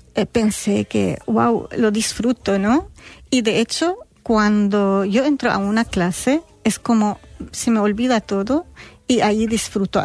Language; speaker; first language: Spanish; non-native, fluent; Arabic